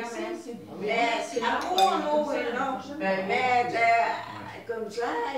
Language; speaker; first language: French; non-native, learner; Vietnamese